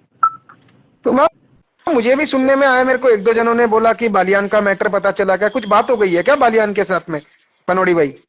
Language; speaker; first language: Hindi; native; Hindi